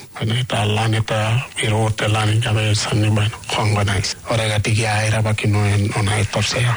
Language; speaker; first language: Basque; non-native, learner; Wolof